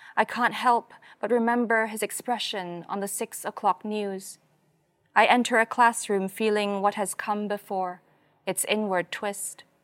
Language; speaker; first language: English; non-native, local second language; Cantonese